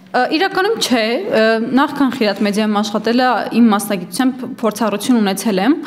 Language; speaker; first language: Armenian; native; Armenian